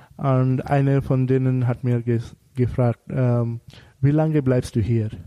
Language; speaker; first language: German; non-native, learner; Bangla